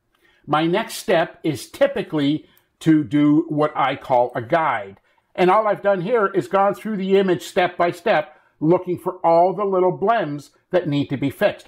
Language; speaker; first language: English; native; English